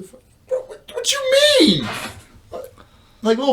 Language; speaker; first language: English; native; English